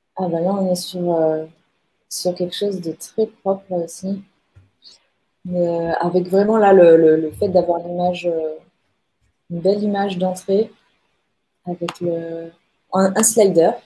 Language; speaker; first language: French; native; French